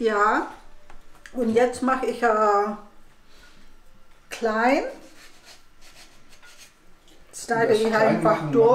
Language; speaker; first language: German; non-native, learner; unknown